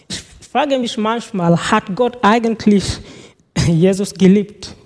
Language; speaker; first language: German; non-native, fluent; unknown